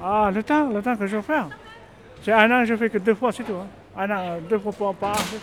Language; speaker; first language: French; non-native, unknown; Hmong